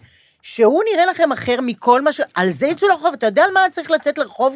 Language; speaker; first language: Hebrew; native; Hebrew